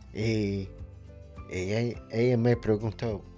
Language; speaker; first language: Spanish; non-native, learner; English